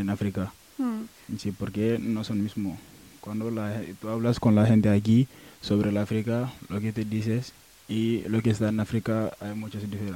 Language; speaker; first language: Spanish; non-native, learner; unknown